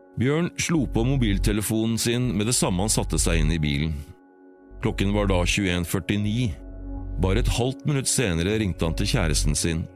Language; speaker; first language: Norwegian; native; Norwegian